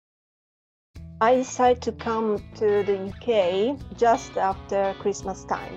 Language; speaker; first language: English; non-native, fluent; Italian